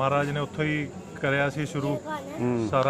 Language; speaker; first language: Punjabi; non-native, local second language; Hindi